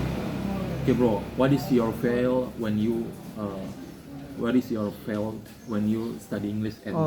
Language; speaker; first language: English; non-native, learner; Indonesian